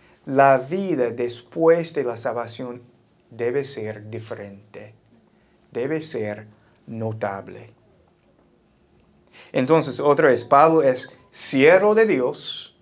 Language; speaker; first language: Spanish; non-native, fluent; English